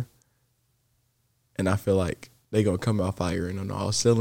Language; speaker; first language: English; native; English